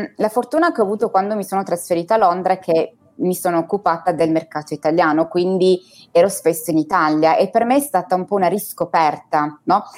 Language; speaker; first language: Italian; native; Italian